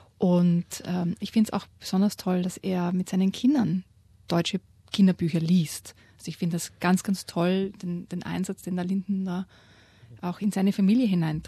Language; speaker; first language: German; native; German